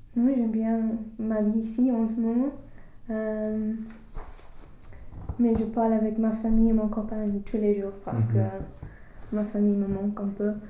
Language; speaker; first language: French; non-native, learner; English